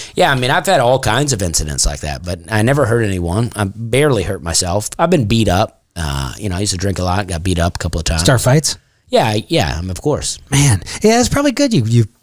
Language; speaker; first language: English; native; English